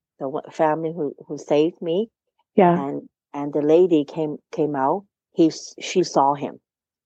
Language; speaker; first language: English; non-native, local second language; Cantonese